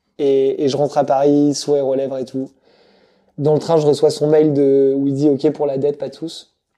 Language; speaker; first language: French; native; French